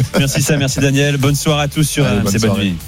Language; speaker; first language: French; native; French